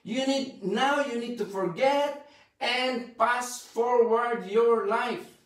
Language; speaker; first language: English; non-native, local second language; Filipino